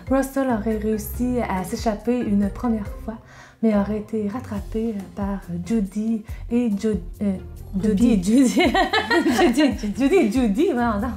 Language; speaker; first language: French; native; French